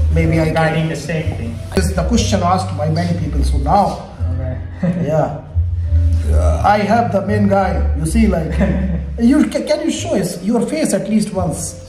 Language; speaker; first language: English; non-native, local second language; Hindi